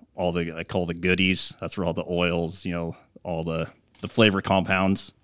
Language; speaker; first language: English; native; English